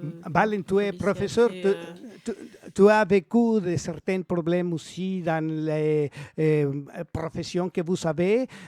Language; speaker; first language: French; non-native, learner; Spanish